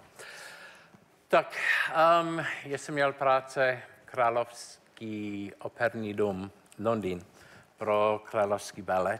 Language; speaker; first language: Czech; non-native, learner; English